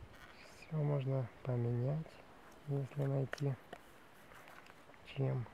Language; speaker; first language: Russian; native; Russian